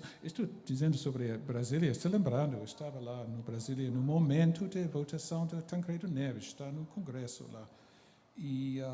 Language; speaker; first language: Portuguese; non-native, fluent; English